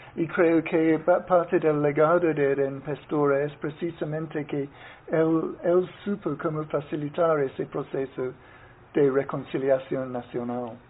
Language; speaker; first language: Spanish; non-native, fluent; English